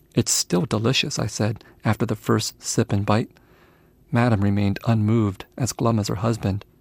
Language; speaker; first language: English; early bilingual, other home language; Vietnamese